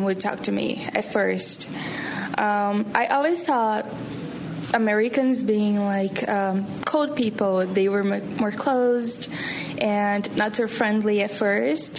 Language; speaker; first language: English; non-native, fluent; Portuguese